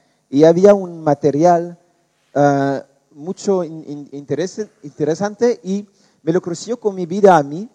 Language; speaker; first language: Spanish; non-native, learner; French